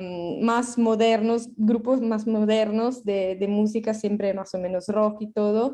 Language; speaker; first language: Spanish; non-native, fluent; Italian